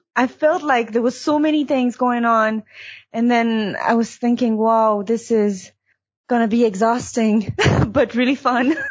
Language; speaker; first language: English; early bilingual, heritage; Chinese